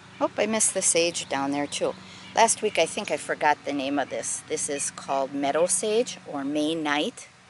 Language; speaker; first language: English; native; English